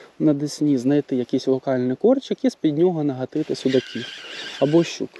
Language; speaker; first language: Ukrainian; native; Ukrainian